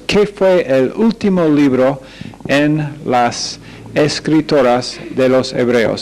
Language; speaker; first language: Spanish; non-native, fluent; English